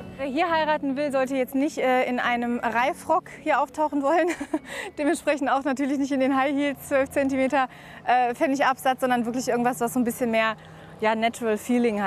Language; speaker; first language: German; native; German